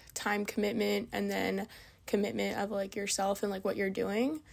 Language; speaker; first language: English; native; English